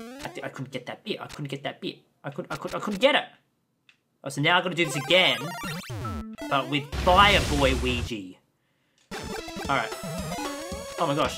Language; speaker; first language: English; native; English